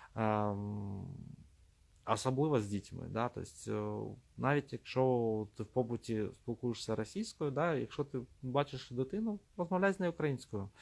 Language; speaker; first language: Ukrainian; non-native, local second language; Russian